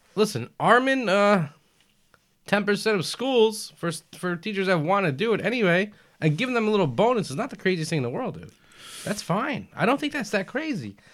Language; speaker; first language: English; early bilingual, other home language; Albanian